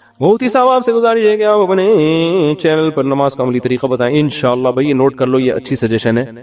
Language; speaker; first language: Urdu; native; Urdu